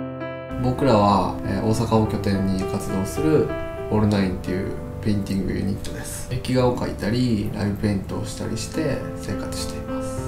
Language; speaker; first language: Japanese; native; Japanese